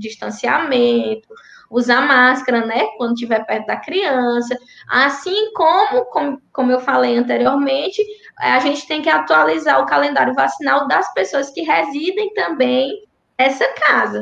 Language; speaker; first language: Portuguese; native; Portuguese